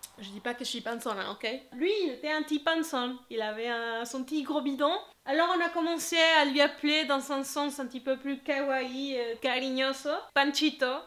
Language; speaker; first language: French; non-native, fluent; Spanish